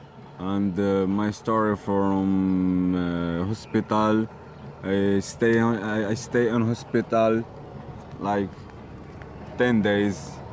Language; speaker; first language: English; non-native, learner; Arabic